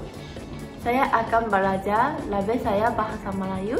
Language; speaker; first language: Malay; non-native, learner; Japanese